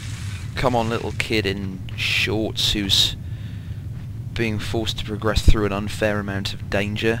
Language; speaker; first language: English; native; English